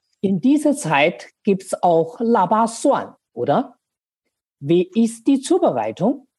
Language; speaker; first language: German; non-native, learner; Chinese